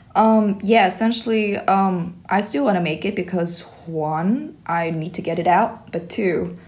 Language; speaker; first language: English; non-native, fluent; Vietnamese